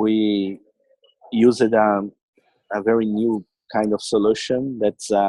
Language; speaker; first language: English; non-native, learner; Portuguese